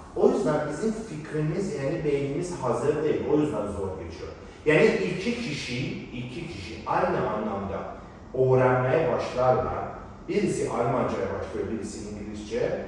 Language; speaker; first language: Turkish; non-native, fluent; Persian